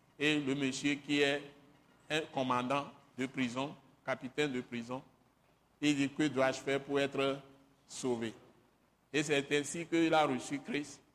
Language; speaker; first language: French; non-native, local second language; Ewe